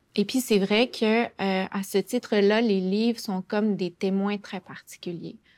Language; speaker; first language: French; native; French